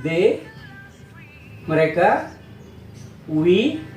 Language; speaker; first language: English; non-native, fluent; Indonesian